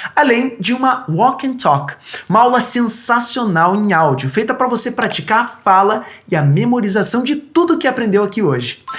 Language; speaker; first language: Portuguese; native; Portuguese